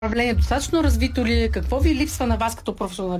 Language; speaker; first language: Bulgarian; native; Bulgarian